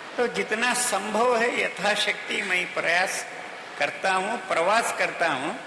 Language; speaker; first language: Hindi; non-native, local second language; Kannada